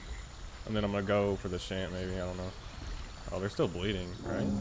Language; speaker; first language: English; native; English